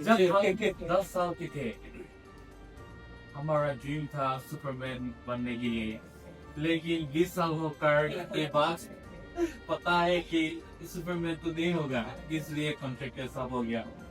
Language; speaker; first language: Hindi; non-native, local second language; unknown